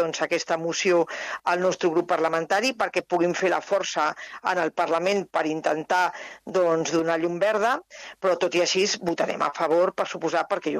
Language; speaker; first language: Catalan; native; Catalan